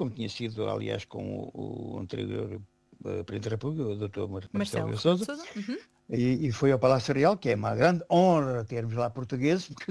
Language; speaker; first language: Portuguese; native; Portuguese